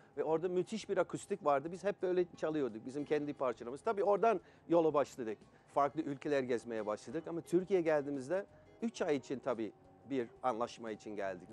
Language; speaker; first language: Turkish; non-native, fluent; English